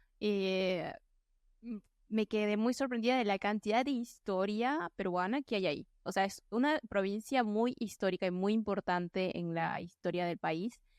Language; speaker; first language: Spanish; native; Spanish